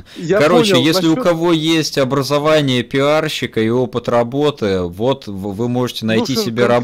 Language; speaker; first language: Russian; native; Russian